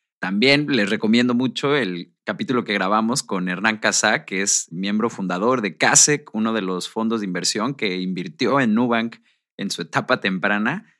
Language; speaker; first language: Spanish; native; Spanish